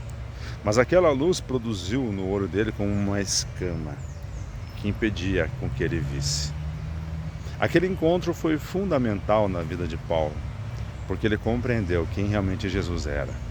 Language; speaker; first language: Portuguese; native; Portuguese